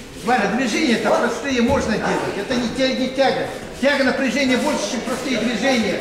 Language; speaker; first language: Russian; native; Russian